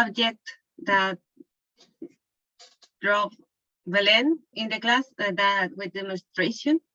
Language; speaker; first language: English; non-native, learner; Spanish